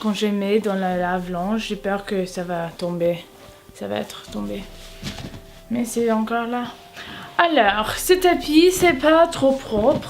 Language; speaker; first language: French; non-native, learner; English